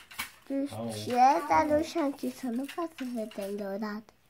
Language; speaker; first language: Romanian; early bilingual, heritage; Romanian